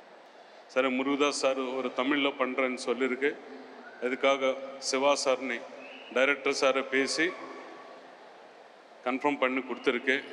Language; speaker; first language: Tamil; non-native, learner; Telugu